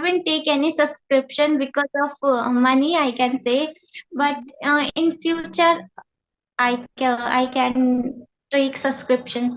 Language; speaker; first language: English; non-native, learner; Hindi